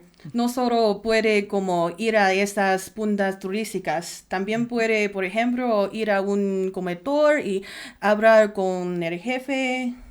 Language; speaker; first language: Spanish; non-native, learner; Chinese